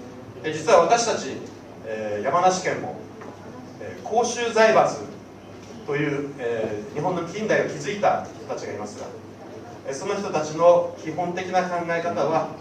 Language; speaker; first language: Japanese; native; Japanese